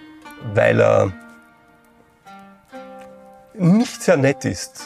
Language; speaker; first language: German; native; German